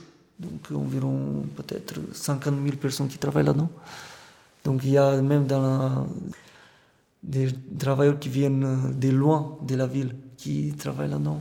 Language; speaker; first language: French; non-native, fluent; Romanian